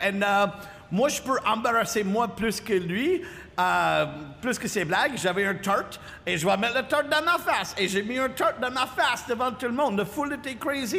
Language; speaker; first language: French; non-native, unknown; English